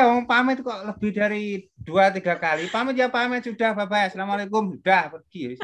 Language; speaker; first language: Indonesian; native; Indonesian